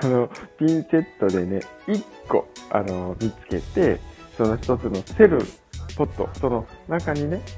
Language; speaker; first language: Japanese; native; Japanese